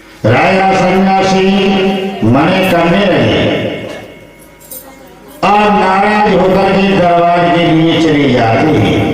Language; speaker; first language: Hindi; native; Hindi